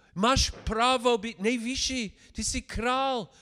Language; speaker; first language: Czech; non-native, learner; English